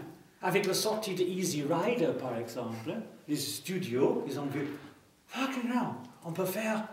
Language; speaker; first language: French; non-native, fluent; English